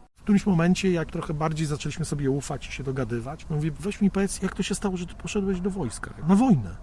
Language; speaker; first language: Polish; native; Polish